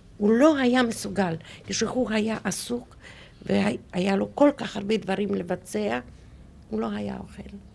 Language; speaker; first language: Hebrew; non-native, fluent; Polish